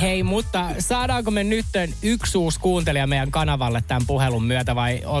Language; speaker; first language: Finnish; native; Finnish